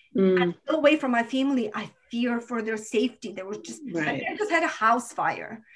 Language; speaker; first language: English; non-native, fluent; Croatian